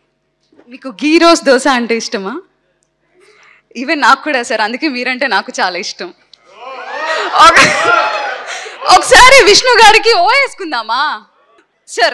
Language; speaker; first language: Telugu; native; Telugu